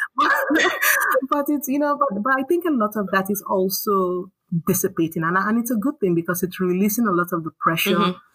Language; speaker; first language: English; non-native, local second language; Yoruba